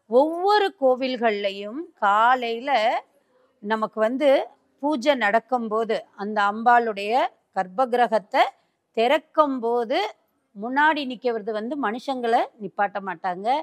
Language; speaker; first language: Tamil; native; Tamil